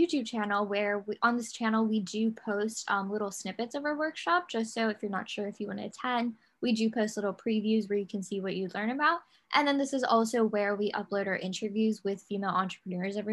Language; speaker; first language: English; native; English